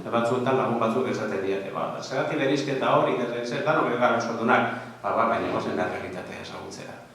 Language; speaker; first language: Basque; non-native, local second language; Spanish